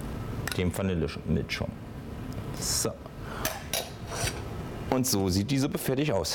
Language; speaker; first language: German; native; German